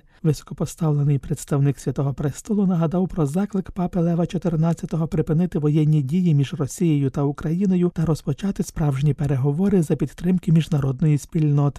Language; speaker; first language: Ukrainian; native; Ukrainian